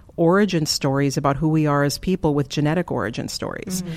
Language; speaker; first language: English; native; English